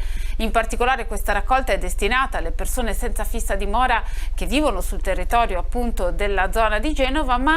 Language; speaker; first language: Italian; native; Italian